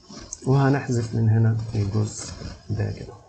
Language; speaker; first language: Arabic; native; Arabic